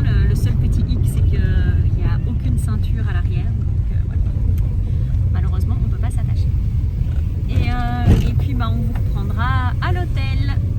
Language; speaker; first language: French; native; French